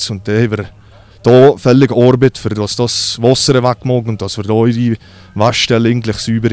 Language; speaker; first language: German; native; German